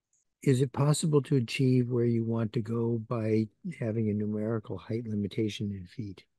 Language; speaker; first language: English; native; English